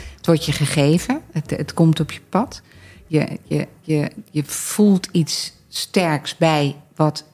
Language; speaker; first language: Dutch; native; Dutch